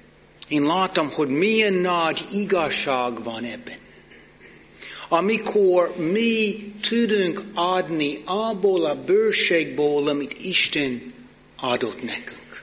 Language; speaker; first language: Hungarian; non-native, fluent; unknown